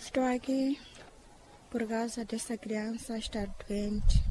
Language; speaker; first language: Portuguese; non-native, local second language; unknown